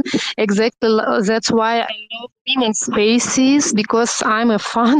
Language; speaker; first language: English; non-native, learner; Russian